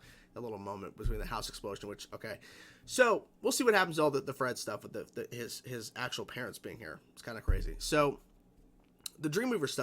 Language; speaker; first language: English; native; English